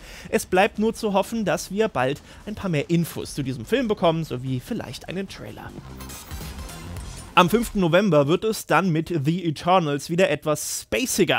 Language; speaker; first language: German; native; German